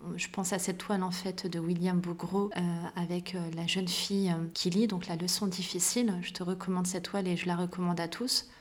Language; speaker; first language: French; early bilingual, other home language; Arabic